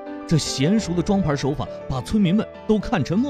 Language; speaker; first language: Chinese; native; Chinese